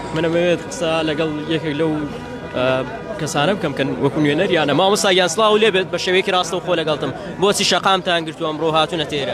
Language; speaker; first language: Central Kurdish; native; Central Kurdish